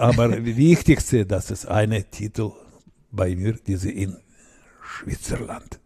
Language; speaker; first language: German; non-native, learner; Russian